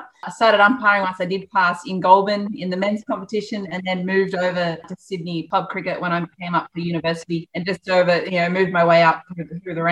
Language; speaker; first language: English; native; English